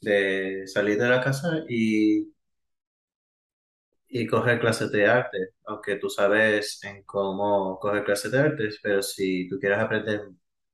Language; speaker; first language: Spanish; early bilingual, heritage; Spanish